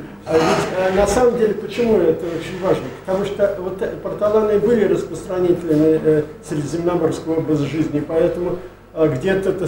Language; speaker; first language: Russian; native; Russian